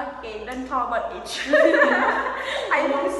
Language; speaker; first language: English; non-native, learner; Indonesian